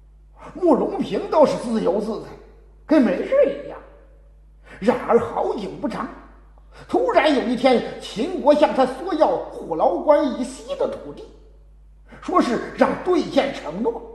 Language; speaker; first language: Chinese; native; Chinese